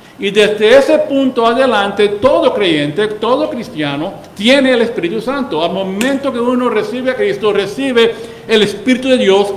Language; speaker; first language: Spanish; early bilingual, heritage; Spanish